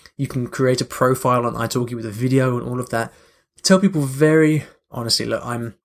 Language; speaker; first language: English; native; English